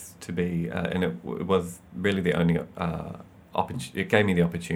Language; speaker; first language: English; native; English